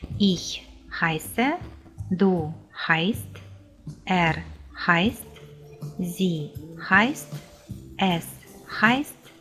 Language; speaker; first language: German; non-native, fluent; Ukrainian